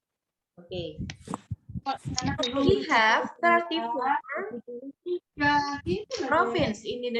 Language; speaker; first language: English; non-native, learner; Indonesian